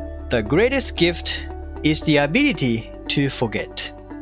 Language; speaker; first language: English; non-native, fluent; Japanese